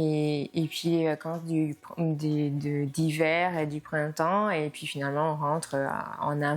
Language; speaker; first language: French; non-native, fluent; Spanish